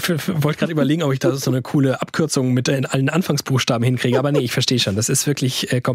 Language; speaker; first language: German; native; German